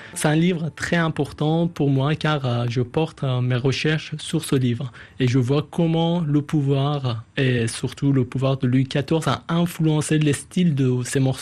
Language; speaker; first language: French; non-native, fluent; Persian